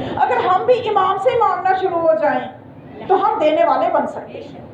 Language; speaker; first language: Urdu; native; Urdu